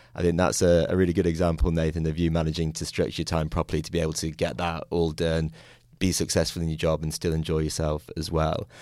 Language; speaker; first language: English; native; English